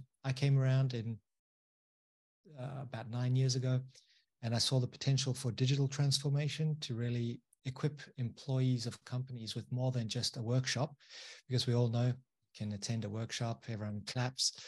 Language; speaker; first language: English; native; English